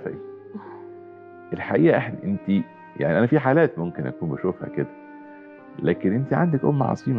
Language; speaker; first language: Arabic; native; Arabic